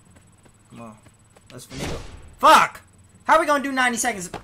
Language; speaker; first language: English; native; English